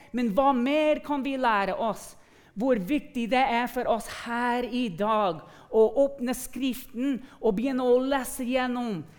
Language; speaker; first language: Norwegian; non-native, fluent; English